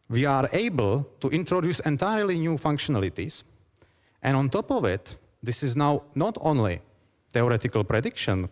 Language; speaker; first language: English; non-native, fluent; Czech